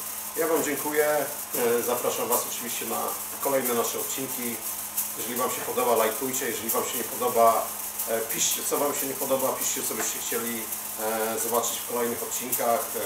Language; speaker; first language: Polish; native; Polish